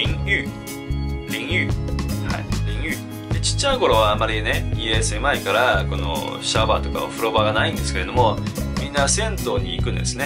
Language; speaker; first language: Japanese; non-native, fluent; Chinese